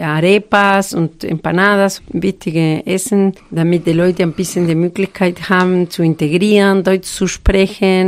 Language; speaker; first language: German; non-native, fluent; Spanish